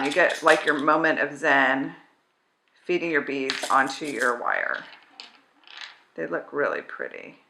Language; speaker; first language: English; native; English